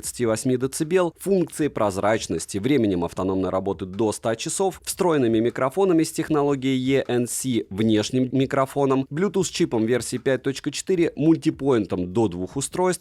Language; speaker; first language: Russian; native; Russian